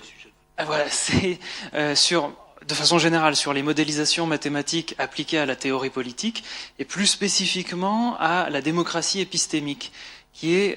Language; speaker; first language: French; native; French